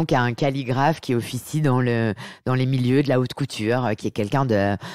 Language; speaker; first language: French; native; French